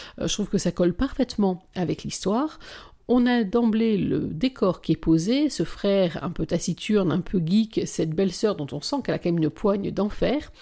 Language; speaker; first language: French; native; French